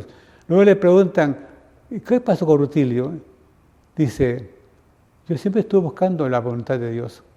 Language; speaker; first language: Spanish; native; Spanish